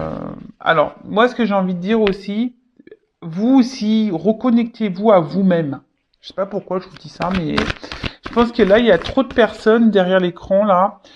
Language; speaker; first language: French; native; French